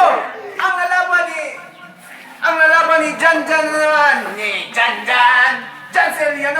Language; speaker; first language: Filipino; non-native, local second language; Cebuano